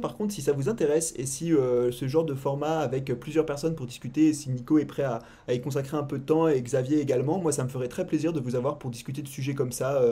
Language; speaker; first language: French; native; French